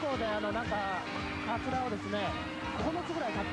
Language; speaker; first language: Japanese; native; Japanese